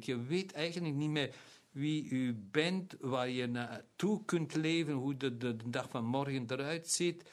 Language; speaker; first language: Dutch; non-native, local second language; German